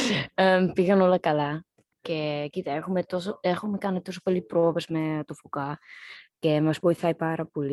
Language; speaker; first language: Greek; early bilingual, heritage; Dutch